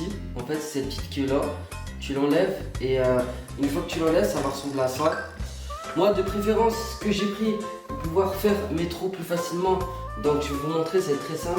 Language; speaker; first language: French; native; French